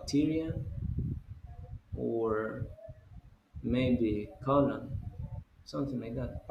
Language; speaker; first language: English; non-native, fluent; Spanish